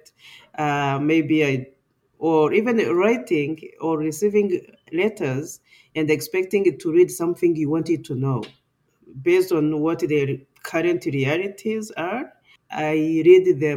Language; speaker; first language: English; non-native, local second language; Kinyarwanda